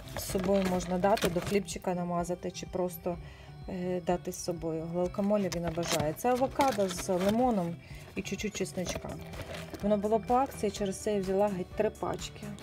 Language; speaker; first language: Ukrainian; non-native, local second language; Russian